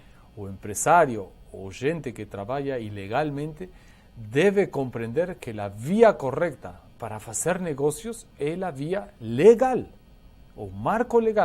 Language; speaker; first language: Portuguese; non-native, learner; Spanish